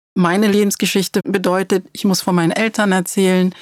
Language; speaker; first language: German; early bilingual, other home language; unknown